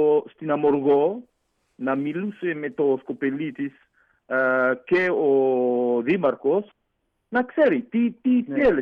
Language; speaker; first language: Greek; early bilingual, heritage; French